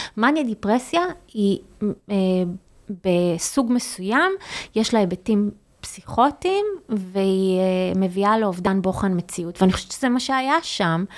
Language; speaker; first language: Hebrew; native; Hebrew